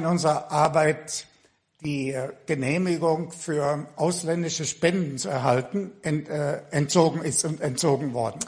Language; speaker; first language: German; native; German